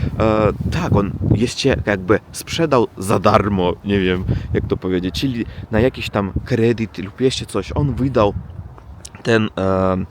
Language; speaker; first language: Polish; non-native, fluent; Russian